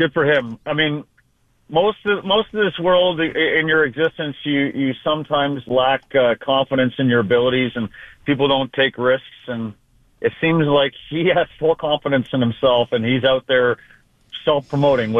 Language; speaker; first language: English; native; English